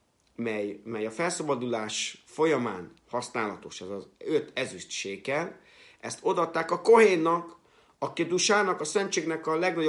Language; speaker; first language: Hungarian; native; Hungarian